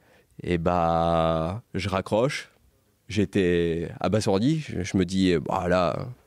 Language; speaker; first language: French; native; French